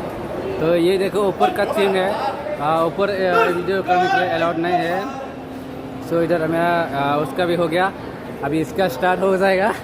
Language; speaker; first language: Hindi; non-native, local second language; Kok Borok